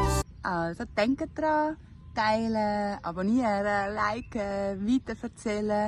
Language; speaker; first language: German; native; German